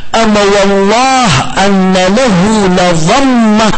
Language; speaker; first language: Arabic; native; Arabic